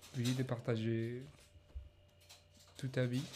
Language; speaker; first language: French; non-native, fluent; Spanish